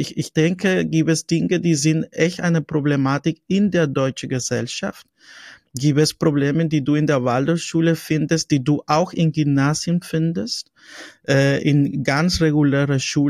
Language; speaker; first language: German; non-native, fluent; Spanish